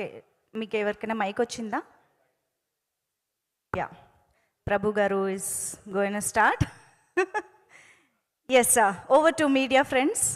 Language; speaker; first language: Telugu; native; Telugu